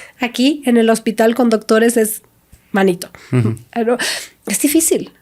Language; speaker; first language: Spanish; non-native, fluent; Swedish